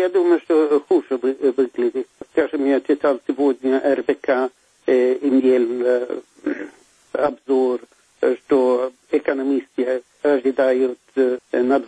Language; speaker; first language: Russian; non-native, fluent; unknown